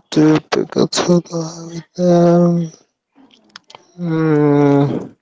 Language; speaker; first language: English; non-native, learner; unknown